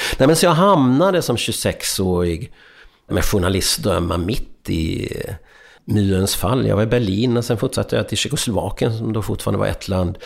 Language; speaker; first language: Swedish; early bilingual, other home language; Hungarian